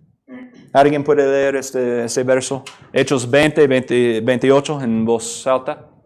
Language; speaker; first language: Spanish; non-native, fluent; English